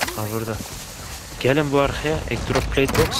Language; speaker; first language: Dutch; early bilingual, other home language; Turkish